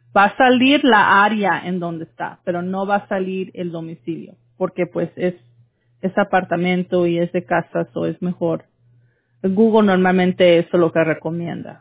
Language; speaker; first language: Spanish; early bilingual, heritage; Spanish